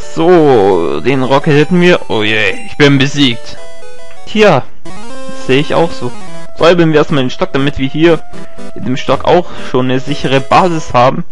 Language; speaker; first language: German; native; German